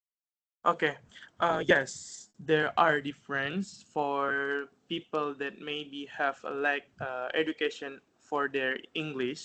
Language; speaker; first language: English; non-native, fluent; Indonesian